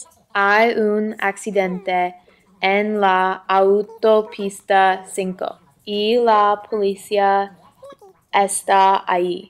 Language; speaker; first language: Spanish; non-native, learner; English